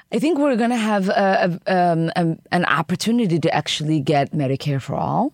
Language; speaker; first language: English; early bilingual, other home language; Somali